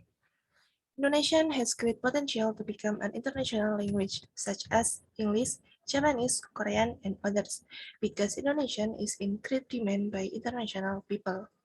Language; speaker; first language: English; non-native, fluent; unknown